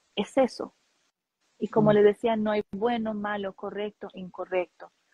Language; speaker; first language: Spanish; native; Spanish